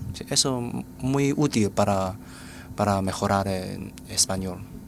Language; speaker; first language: Spanish; non-native, fluent; Chinese